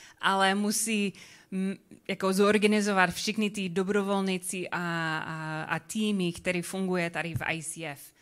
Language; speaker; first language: Czech; non-native, learner; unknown